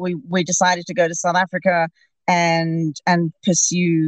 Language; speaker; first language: English; native; English